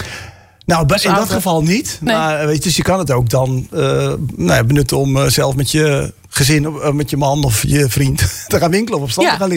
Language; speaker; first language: Dutch; native; Dutch